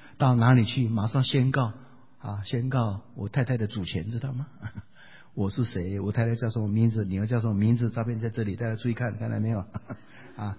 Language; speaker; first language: Chinese; native; Chinese